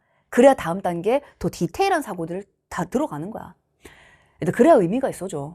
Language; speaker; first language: Korean; native; Korean